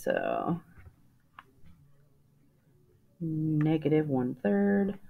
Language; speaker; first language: English; native; English